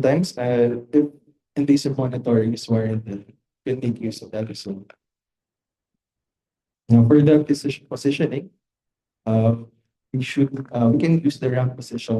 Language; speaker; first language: English; non-native, local second language; Filipino